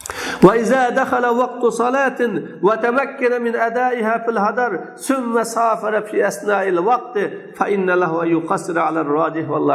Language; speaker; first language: Arabic; non-native, fluent; Uzbek